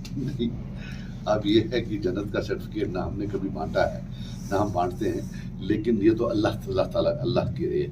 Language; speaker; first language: Urdu; non-native, local second language; Kashmiri